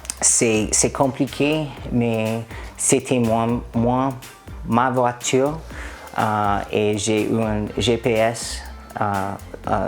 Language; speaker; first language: French; non-native, learner; English